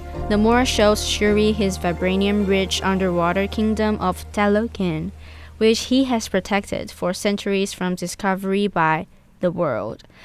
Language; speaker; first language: English; non-native, fluent; Chinese